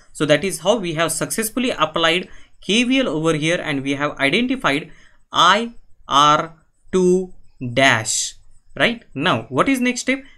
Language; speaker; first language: English; non-native, local second language; Marathi